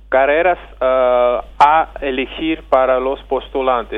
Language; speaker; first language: Spanish; non-native, fluent; Russian